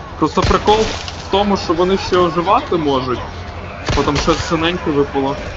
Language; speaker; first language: Ukrainian; non-native, local second language; Russian